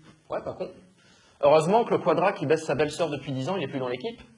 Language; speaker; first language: French; native; French